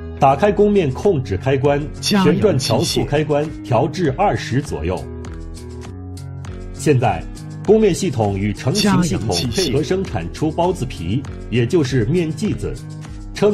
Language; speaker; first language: Chinese; native; Chinese